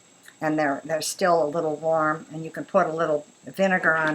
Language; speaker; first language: English; native; English